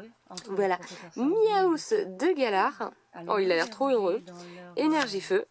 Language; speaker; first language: French; native; French